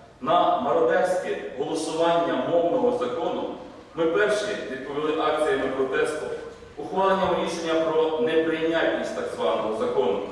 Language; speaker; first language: Ukrainian; native; Ukrainian